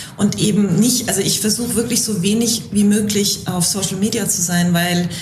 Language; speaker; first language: German; native; German